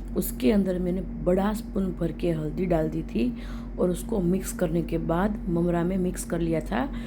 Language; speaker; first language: Hindi; non-native, local second language; Gujarati